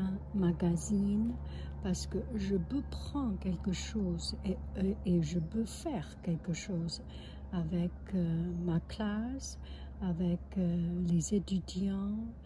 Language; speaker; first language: French; non-native, fluent; Chinese